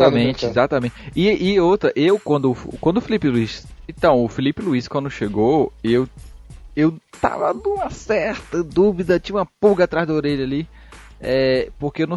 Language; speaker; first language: Portuguese; native; Portuguese